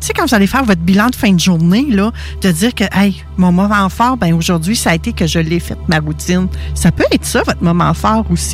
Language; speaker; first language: French; native; French